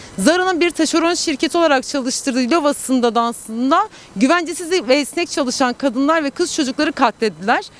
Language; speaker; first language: Turkish; native; Turkish